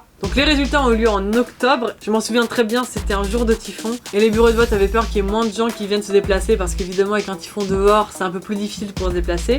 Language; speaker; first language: French; native; French